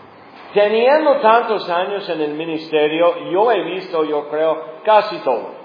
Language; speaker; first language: Spanish; non-native, fluent; English